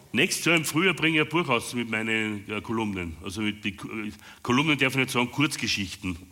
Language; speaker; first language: German; native; German